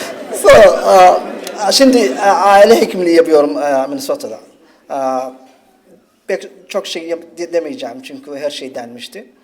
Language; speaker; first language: Turkish; non-native, fluent; Somali